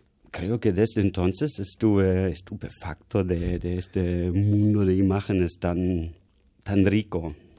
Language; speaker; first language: Spanish; non-native, fluent; German